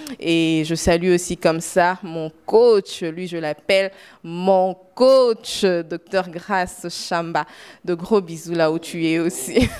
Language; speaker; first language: French; non-native, local second language; Lingala